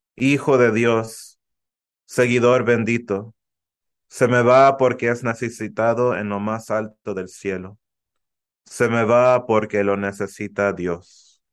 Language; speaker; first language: Spanish; early bilingual, heritage; Spanish